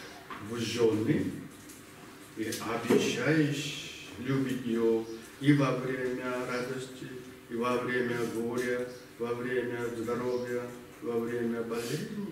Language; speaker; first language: Russian; non-native, learner; Korean